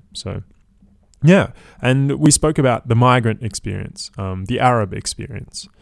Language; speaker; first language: English; native; English